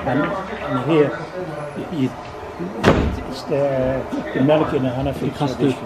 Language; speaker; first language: English; non-native, fluent; Dutch